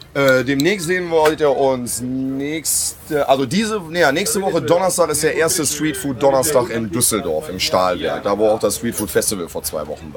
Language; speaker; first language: German; native; German